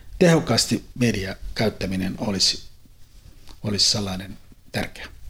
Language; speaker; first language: Finnish; non-native, fluent; Somali